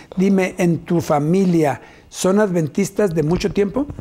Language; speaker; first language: Spanish; native; Spanish